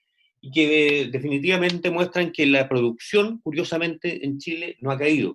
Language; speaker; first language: Spanish; native; Spanish